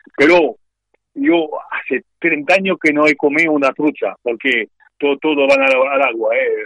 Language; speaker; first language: Spanish; non-native, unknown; French